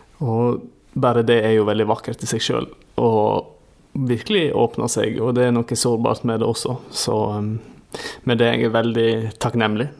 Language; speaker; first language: Norwegian; native; Norwegian